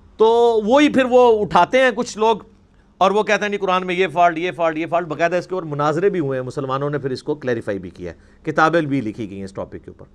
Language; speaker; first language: Urdu; non-native, local second language; Punjabi